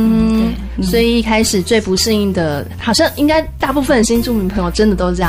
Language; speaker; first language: Chinese; native; Chinese